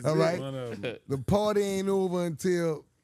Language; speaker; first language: English; native; English